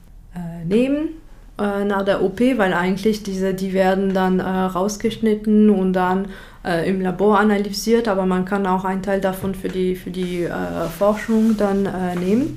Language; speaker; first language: German; non-native, fluent; French